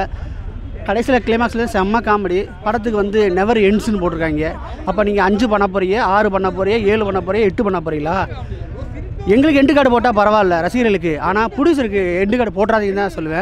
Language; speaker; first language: Tamil; native; Tamil